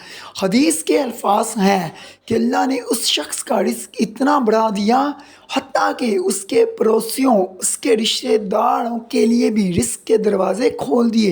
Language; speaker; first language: Urdu; native; Urdu